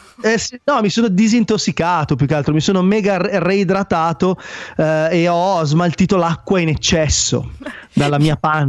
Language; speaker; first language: Italian; native; Italian